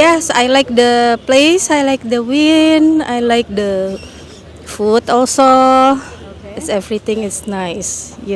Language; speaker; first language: English; non-native, learner; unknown